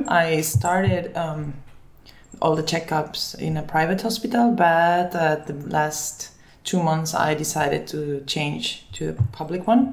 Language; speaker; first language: English; early bilingual, other home language; Finnish